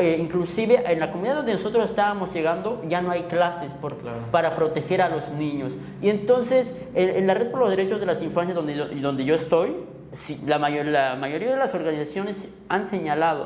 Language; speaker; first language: Spanish; native; Spanish